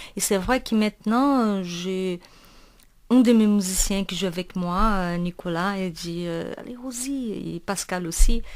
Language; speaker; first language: French; non-native, fluent; Portuguese